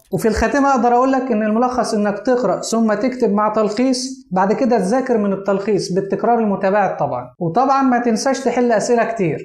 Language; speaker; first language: Arabic; native; Arabic